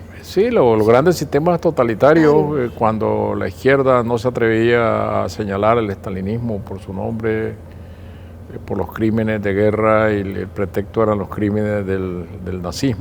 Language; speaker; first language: Spanish; native; Spanish